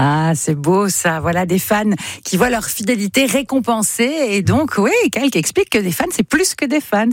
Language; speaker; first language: French; native; French